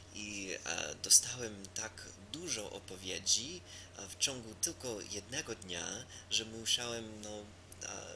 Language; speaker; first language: Polish; non-native, fluent; English